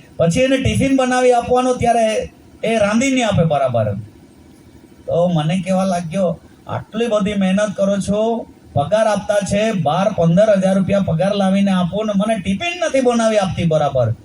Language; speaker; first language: Gujarati; non-native, local second language; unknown